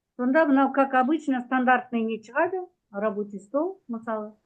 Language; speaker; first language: Russian; non-native, local second language; Kazakh